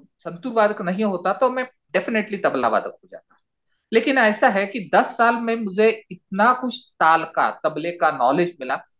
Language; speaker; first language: Hindi; non-native, local second language; Marathi